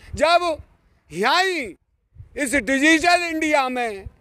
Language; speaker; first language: Hindi; native; Hindi